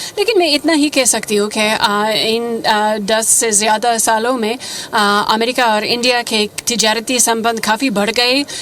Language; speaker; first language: Hindi; non-native, fluent; English